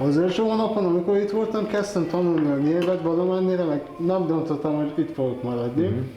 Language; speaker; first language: Hungarian; non-native, fluent; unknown